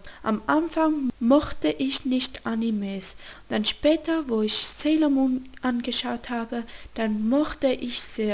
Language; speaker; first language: German; non-native, learner; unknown